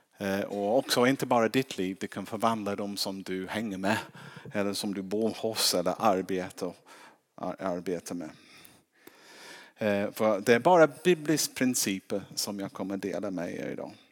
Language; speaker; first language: Swedish; non-native, fluent; English